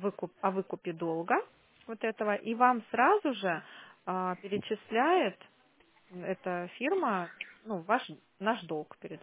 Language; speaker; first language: Russian; native; Russian